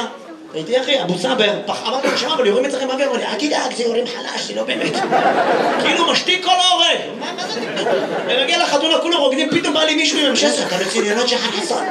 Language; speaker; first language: Hebrew; native; Hebrew